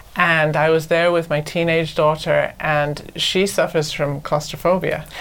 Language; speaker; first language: English; native; English